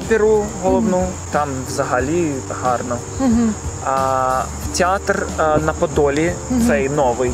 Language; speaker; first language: Ukrainian; non-native, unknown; English